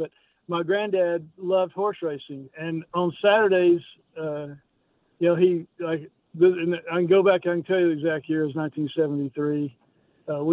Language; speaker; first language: English; native; English